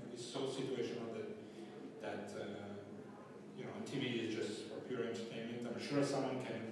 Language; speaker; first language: English; non-native, fluent; Italian